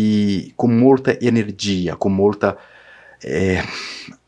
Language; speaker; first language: Italian; non-native, learner; Portuguese